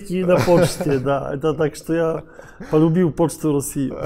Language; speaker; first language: Russian; non-native, learner; Polish